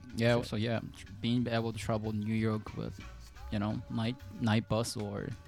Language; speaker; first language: English; non-native, fluent; Japanese